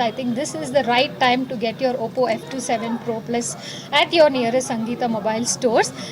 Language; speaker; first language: Telugu; native; Telugu